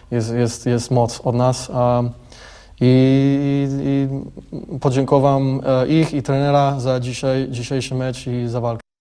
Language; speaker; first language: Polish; early bilingual, heritage; English